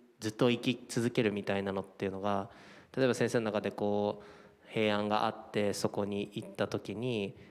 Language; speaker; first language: Japanese; native; Japanese